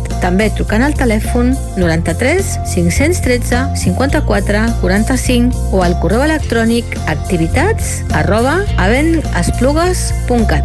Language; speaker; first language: Catalan; native; Catalan